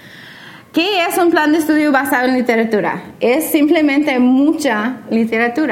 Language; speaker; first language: Spanish; non-native, fluent; English